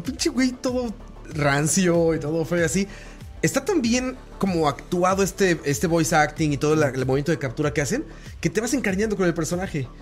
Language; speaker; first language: Spanish; native; Spanish